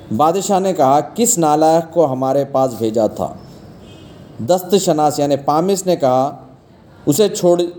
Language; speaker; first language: Urdu; native; Urdu